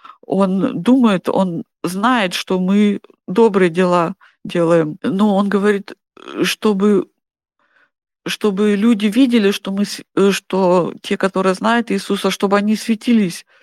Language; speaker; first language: Russian; non-native, fluent; German